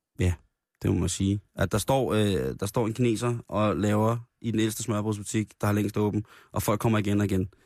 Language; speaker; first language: Danish; native; Danish